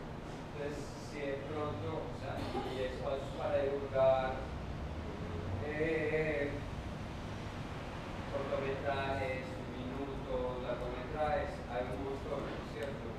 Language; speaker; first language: Spanish; native; Spanish